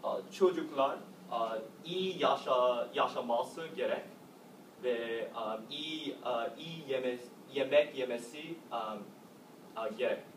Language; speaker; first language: Turkish; non-native, learner; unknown